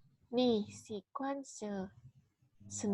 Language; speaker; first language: Chinese; non-native, learner; Indonesian